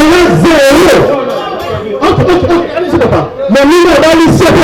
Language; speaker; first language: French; non-native, local second language; Lingala